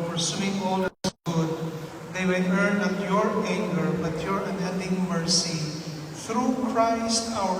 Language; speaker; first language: English; non-native, local second language; Filipino